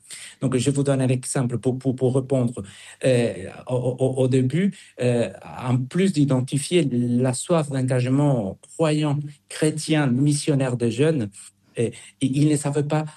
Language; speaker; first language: French; non-native, fluent; Spanish